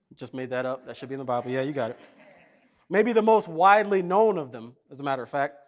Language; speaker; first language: English; early bilingual, other home language; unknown